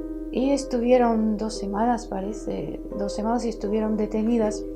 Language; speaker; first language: Spanish; early bilingual, heritage; Spanish